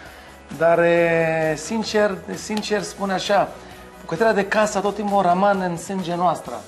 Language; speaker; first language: Romanian; non-native, learner; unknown